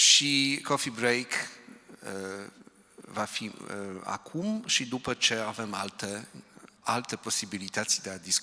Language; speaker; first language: Romanian; non-native, fluent; Polish